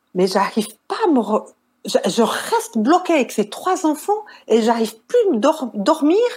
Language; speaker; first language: French; native; French